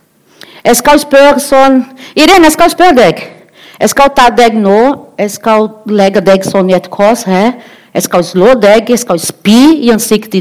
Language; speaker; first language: Norwegian; non-native, learner; Portuguese